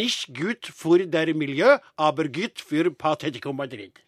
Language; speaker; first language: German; non-native, learner; Norwegian